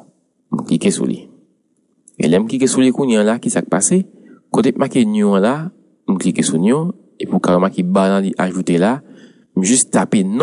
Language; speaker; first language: French; non-native, local second language; Haitian Creole